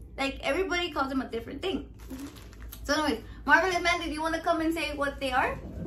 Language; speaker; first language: English; early bilingual, other home language; Spanish